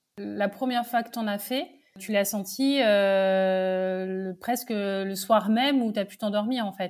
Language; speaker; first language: French; native; French